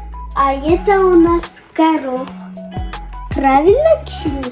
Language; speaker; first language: Russian; non-native, local second language; Kyrgyz